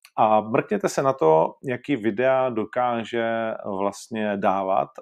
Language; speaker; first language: Czech; native; Czech